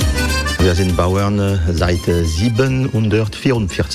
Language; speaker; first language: German; non-native, fluent; French